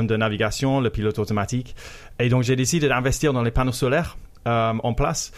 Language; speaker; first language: French; non-native, fluent; English